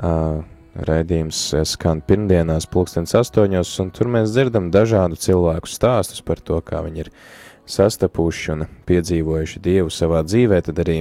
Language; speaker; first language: Latvian; native; Latvian